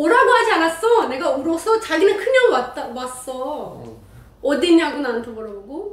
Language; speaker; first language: Korean; non-native, learner; Persian